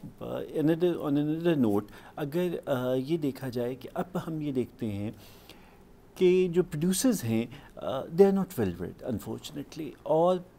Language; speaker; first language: Urdu; native; Urdu